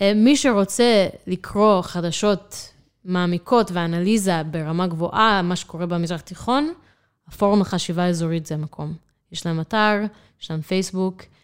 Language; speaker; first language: Hebrew; non-native, fluent; English